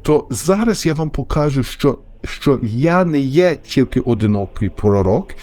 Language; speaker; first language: Ukrainian; early bilingual, heritage; Ukrainian